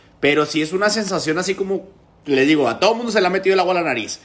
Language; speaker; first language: Spanish; native; Spanish